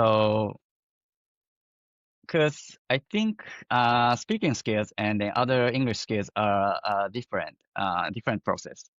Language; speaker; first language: English; non-native, fluent; Japanese